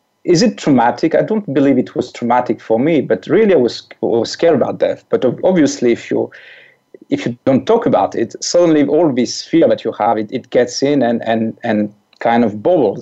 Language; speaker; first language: English; non-native, fluent; French